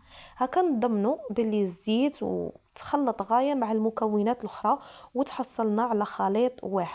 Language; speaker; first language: Arabic; native; Arabic